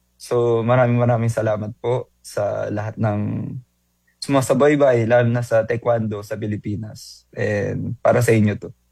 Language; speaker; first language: Filipino; native; Filipino